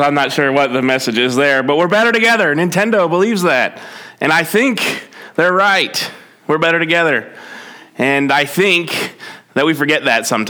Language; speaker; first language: English; native; English